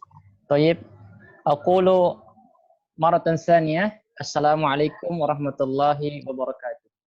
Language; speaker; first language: Arabic; non-native, fluent; Indonesian